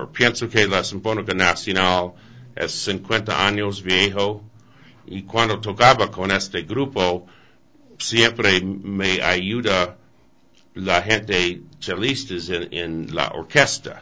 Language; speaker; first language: Spanish; non-native, learner; English